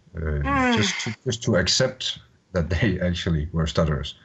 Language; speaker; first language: English; non-native, fluent; Danish